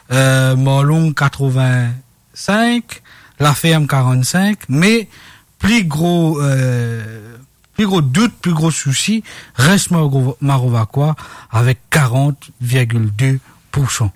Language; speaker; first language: French; non-native, local second language; Morisyen